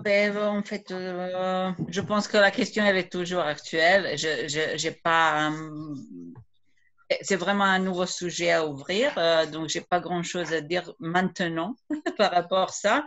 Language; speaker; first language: French; non-native, fluent; Croatian